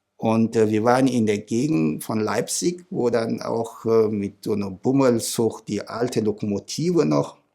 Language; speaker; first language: German; non-native, fluent; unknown